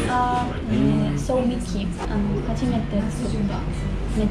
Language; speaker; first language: Japanese; non-native, learner; German